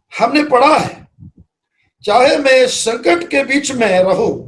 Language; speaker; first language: Hindi; non-native, local second language; Malayalam